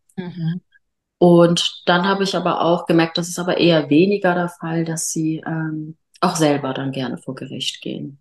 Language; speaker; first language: German; early bilingual, other home language; Arabic